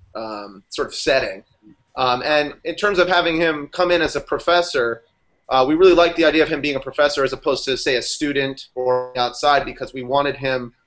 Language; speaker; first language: English; native; English